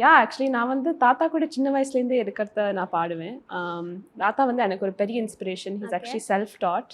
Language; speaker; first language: Tamil; early bilingual, heritage; Tamil